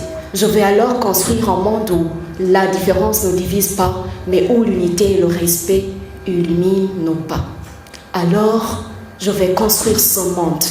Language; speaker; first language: French; non-native, local second language; Rundi